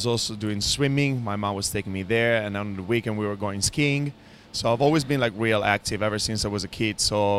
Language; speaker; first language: English; non-native, fluent; Italian